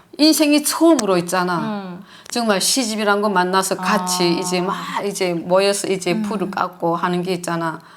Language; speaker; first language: Korean; native; Korean